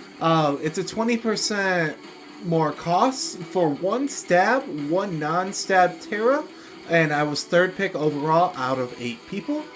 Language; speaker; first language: English; native; English